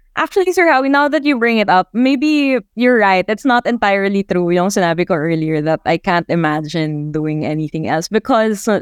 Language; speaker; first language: English; non-native, local second language; Chavacano